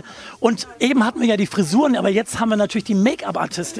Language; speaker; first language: German; native; German